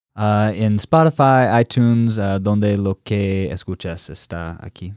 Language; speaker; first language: Spanish; non-native, learner; English